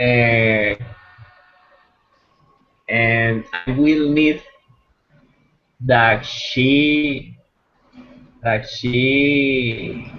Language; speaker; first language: English; non-native, learner; Spanish